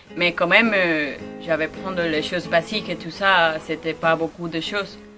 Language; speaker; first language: French; non-native, learner; Spanish